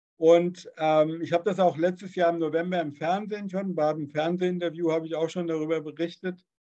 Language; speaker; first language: German; native; German